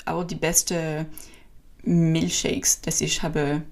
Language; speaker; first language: German; non-native, learner; French